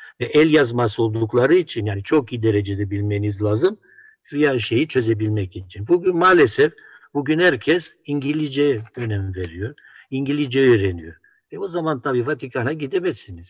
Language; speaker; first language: Turkish; non-native, local second language; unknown